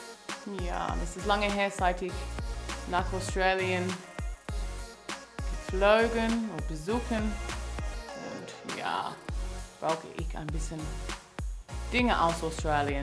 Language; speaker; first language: German; non-native, learner; English